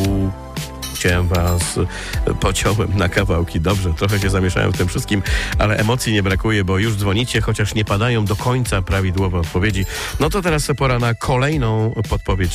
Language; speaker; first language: Polish; native; Polish